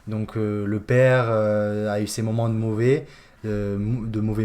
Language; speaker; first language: French; native; French